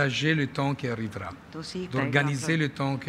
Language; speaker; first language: French; non-native, fluent; Italian